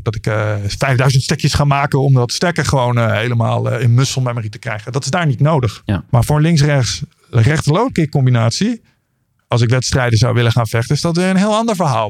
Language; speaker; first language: Dutch; native; Dutch